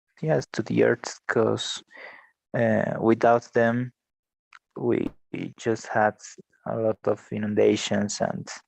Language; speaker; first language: English; non-native, learner; Spanish